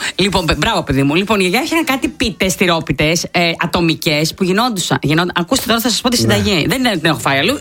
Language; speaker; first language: Greek; native; Greek